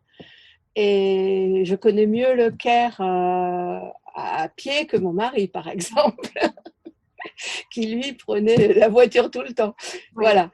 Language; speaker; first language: French; native; French